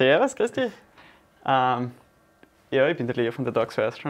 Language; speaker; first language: German; native; German